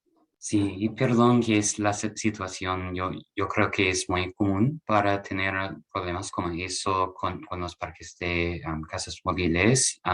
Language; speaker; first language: Spanish; non-native, learner; English